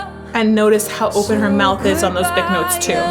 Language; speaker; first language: English; native; English